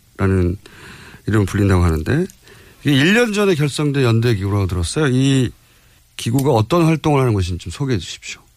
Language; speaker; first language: Korean; native; Korean